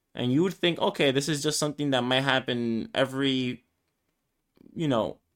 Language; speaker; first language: English; early bilingual, other home language; Spanish